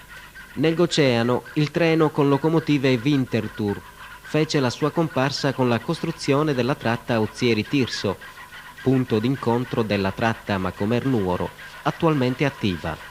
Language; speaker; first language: Italian; native; Italian